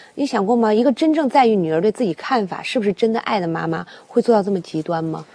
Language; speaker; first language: Chinese; native; Chinese